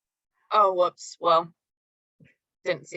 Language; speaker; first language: English; native; English